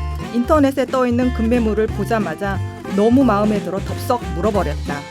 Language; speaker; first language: Korean; native; Korean